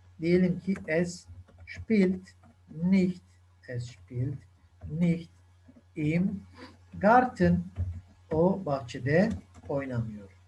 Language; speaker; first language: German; non-native, fluent; Turkish